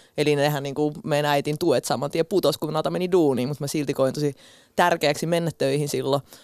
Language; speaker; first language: Finnish; early bilingual, other home language; Russian